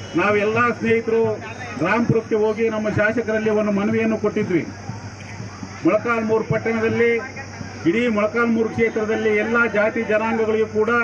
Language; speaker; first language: Kannada; native; Kannada